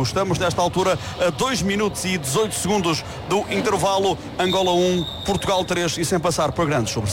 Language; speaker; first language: Portuguese; native; Portuguese